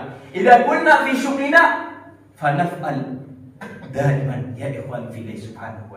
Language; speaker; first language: Arabic; non-native, learner; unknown